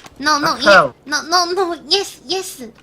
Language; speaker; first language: English; non-native, learner; Korean